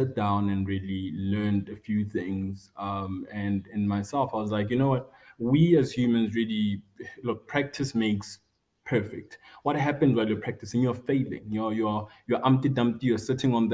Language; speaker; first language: English; non-native, local second language; Tswana